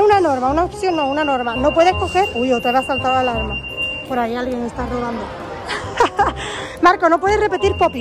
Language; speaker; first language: Spanish; native; Spanish